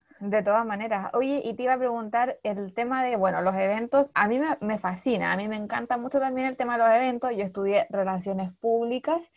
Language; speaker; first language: Spanish; native; Spanish